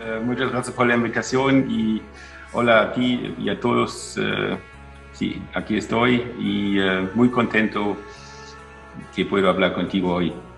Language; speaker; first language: Spanish; non-native, fluent; German